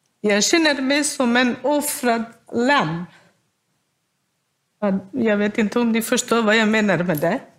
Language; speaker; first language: Swedish; non-native, learner; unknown